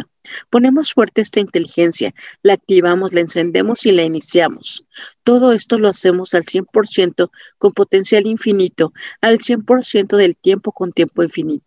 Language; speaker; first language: Spanish; native; Spanish